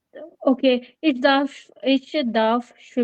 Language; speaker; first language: German; non-native, learner; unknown